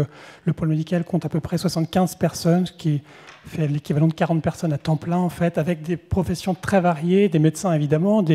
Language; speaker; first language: French; native; French